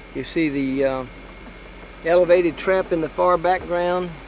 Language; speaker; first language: English; native; English